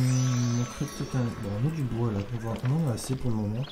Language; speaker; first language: French; native; French